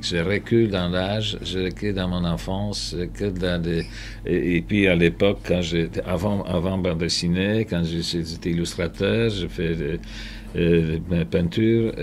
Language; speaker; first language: French; non-native, fluent; Polish